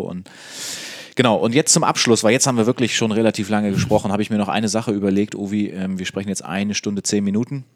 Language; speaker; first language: German; native; German